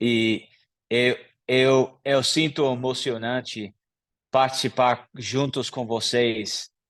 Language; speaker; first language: Portuguese; non-native, learner; English